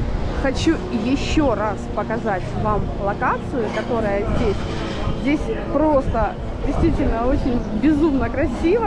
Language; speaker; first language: Russian; native; Russian